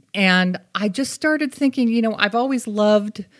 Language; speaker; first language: English; native; English